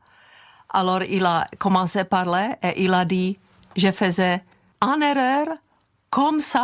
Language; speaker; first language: French; non-native, fluent; Czech